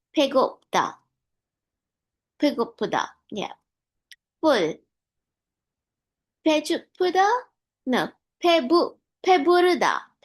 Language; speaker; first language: Korean; non-native, learner; English